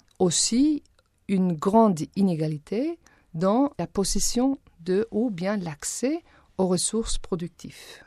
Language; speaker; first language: French; non-native, fluent; Spanish